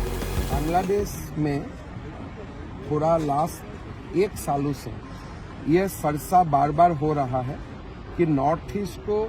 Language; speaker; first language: Hindi; non-native, local second language; Bangla